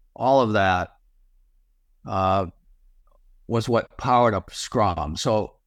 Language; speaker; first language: English; native; English